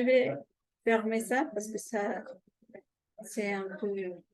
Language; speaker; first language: French; non-native, fluent; Spanish